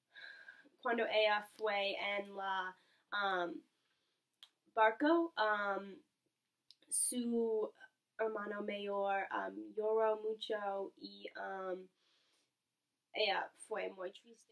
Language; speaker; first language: Spanish; non-native, learner; English